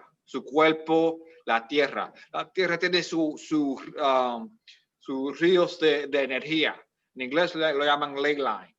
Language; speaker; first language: Spanish; early bilingual, heritage; Spanish